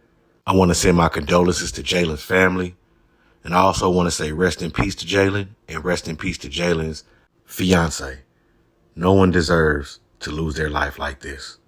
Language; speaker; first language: English; native; English